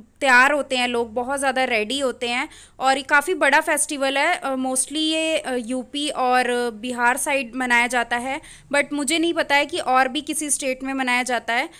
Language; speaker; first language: Hindi; native; Hindi